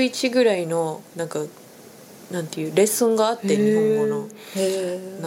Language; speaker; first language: Japanese; non-native, fluent; English